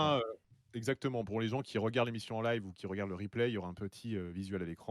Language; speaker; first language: French; native; French